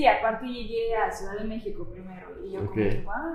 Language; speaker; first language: Spanish; non-native, fluent; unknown